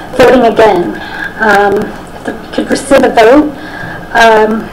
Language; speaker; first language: English; native; English